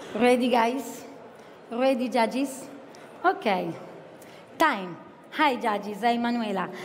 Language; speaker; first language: English; non-native, learner; Italian